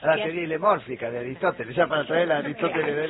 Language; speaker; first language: Spanish; native; Spanish